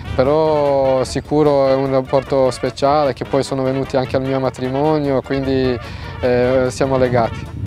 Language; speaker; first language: Italian; non-native, fluent; Serbian